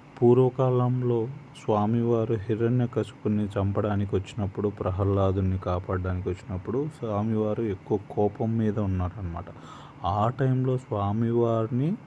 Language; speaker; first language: Telugu; native; Telugu